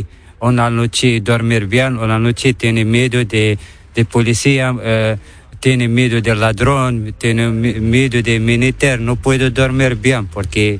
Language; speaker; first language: Spanish; non-native, learner; Arabic